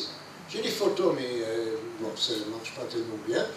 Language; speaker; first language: French; non-native, fluent; English